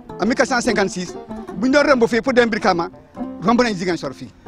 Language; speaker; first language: Wolof; non-native, local second language; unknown